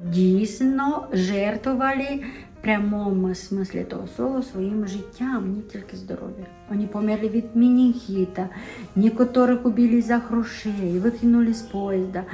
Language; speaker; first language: Ukrainian; non-native, local second language; Romanian